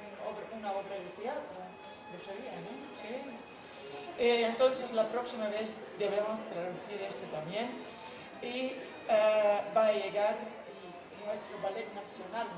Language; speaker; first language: Spanish; non-native, fluent; Dutch